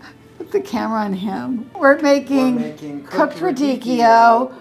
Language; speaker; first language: English; native; English